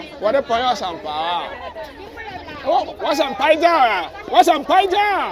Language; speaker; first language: Chinese; non-native, learner; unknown